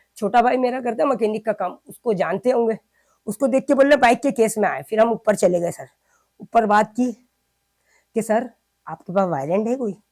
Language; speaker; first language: Urdu; native; Urdu